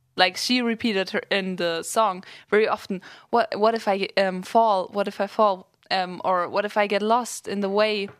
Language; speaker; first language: English; non-native, fluent; German